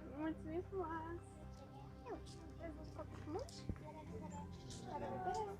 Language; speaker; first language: Romanian; early bilingual, heritage; Romanian